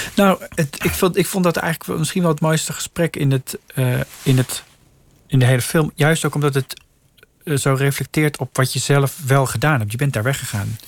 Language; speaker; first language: Dutch; native; Dutch